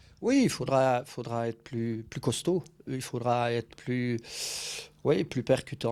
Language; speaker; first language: French; native; French